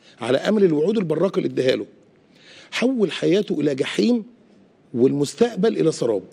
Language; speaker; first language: Arabic; native; Arabic